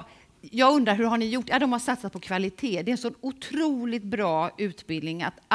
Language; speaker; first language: Swedish; native; Swedish